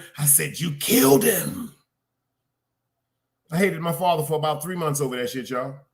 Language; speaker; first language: English; native; English